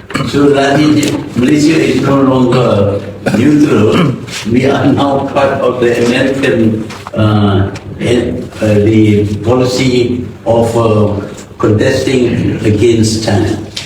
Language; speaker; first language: English; non-native, local second language; Malay